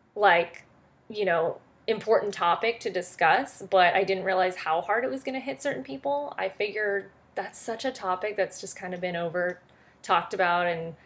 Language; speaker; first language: English; early bilingual, other home language; French